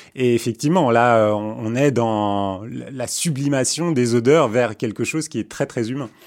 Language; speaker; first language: French; early bilingual, other home language; Armenian